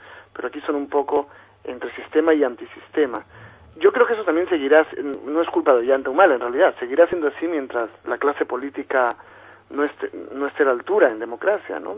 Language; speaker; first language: Spanish; native; Spanish